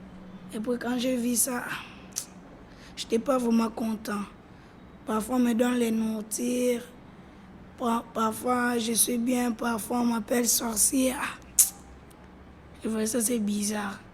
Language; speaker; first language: French; non-native, learner; Lingala